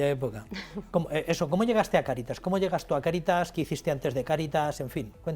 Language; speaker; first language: Spanish; native; Spanish